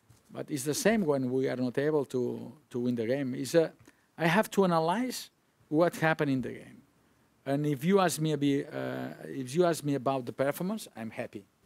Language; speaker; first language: English; non-native, fluent; Spanish